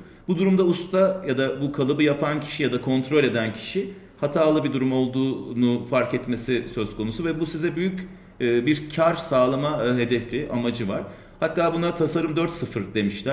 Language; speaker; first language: Turkish; native; Turkish